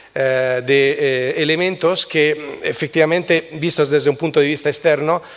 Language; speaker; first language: Spanish; non-native, fluent; Italian